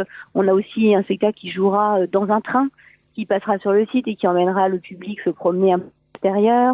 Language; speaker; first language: French; native; French